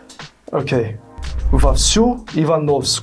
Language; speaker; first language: Russian; non-native, fluent; English